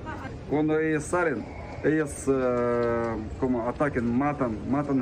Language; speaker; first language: Spanish; non-native, learner; Ukrainian